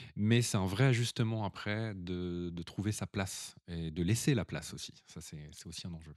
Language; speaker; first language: French; native; French